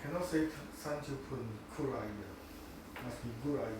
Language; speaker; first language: Japanese; non-native, learner; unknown